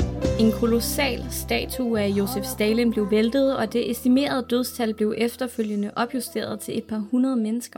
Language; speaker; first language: Danish; native; Danish